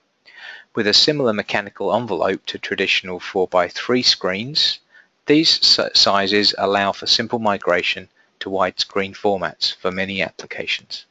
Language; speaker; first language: English; native; English